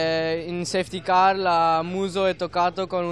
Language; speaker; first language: Italian; non-native, learner; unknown